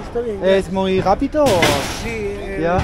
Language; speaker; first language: Spanish; non-native, learner; German